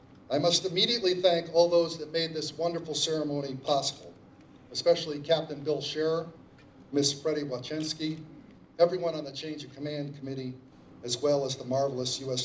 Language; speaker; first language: English; native; English